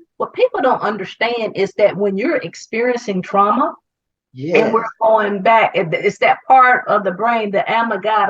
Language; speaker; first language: English; native; English